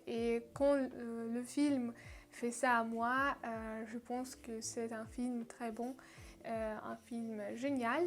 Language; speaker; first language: French; non-native, learner; Russian